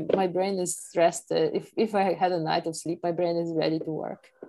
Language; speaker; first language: English; non-native, fluent; Polish